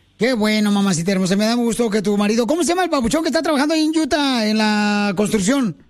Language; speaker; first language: Spanish; native; Spanish